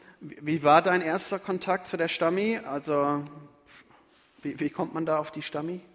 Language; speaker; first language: German; native; German